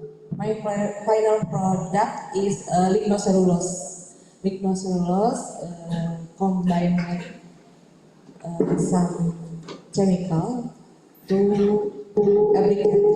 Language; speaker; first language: English; non-native, learner; Indonesian